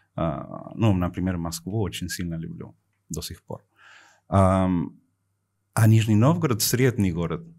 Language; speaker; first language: Russian; non-native, fluent; Spanish